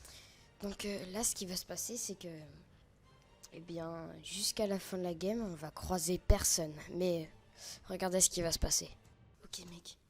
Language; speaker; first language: French; native; French